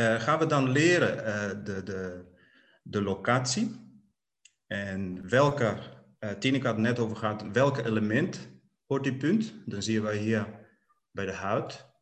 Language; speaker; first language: Dutch; non-native, fluent; Portuguese